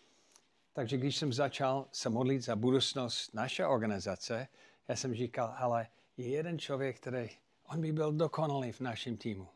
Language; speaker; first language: Czech; non-native, fluent; English